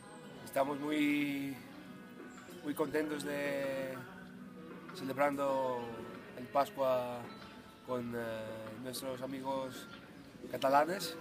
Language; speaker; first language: Spanish; non-native, learner; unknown